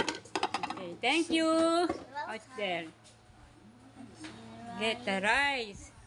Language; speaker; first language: English; non-native, learner; Filipino